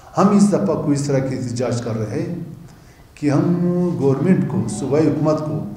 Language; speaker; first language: Urdu; non-native, local second language; Baluchi